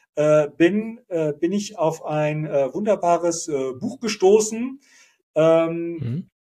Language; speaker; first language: German; native; German